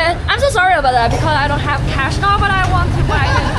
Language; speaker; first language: English; non-native, learner; Chinese